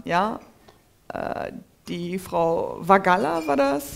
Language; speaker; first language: German; early bilingual, other home language; Turkish